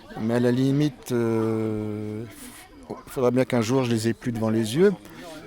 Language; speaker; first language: French; native; French